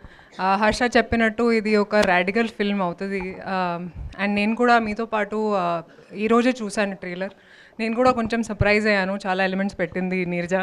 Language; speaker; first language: Telugu; non-native, fluent; Hindi